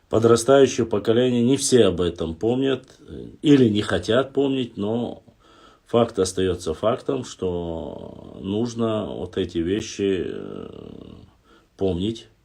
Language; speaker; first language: Russian; non-native, local second language; Chechen